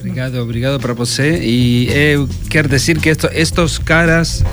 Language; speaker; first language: Portuguese; non-native, learner; Spanish